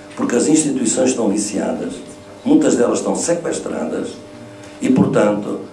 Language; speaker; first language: Portuguese; native; Portuguese